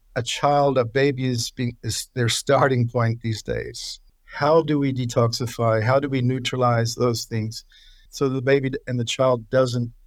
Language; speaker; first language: English; native; English